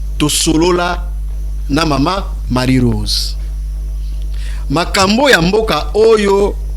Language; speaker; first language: Lingala; non-native, local second language; Kongo